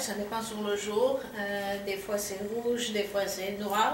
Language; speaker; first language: French; native; French